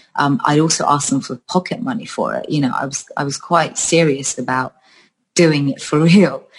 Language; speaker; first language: English; early bilingual, other home language; Georgian